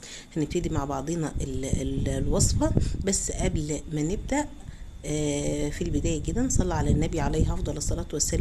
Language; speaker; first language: Arabic; native; Arabic